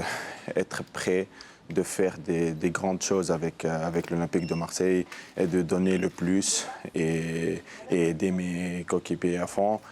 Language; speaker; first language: French; non-native, local second language; Arabic